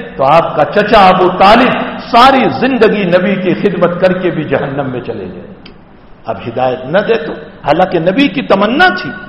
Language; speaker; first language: Urdu; non-native, local second language; Gujarati